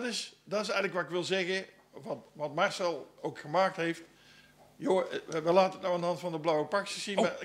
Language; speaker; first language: Dutch; native; Dutch